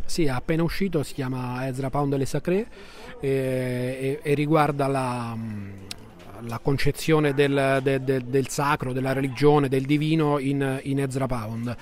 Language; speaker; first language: Italian; native; Italian